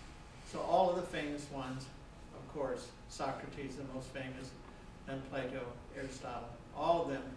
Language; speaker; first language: English; native; English